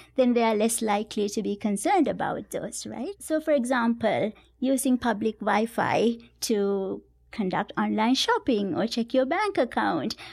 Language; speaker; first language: English; non-native, local second language; Sinhala